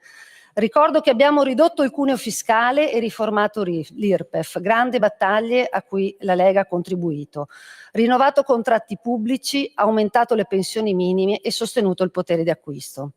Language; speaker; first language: Italian; native; Italian